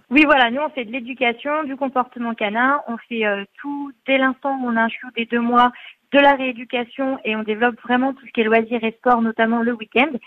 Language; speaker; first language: French; native; French